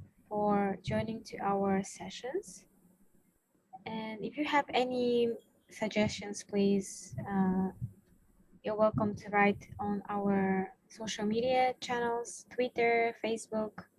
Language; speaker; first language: English; non-native, fluent; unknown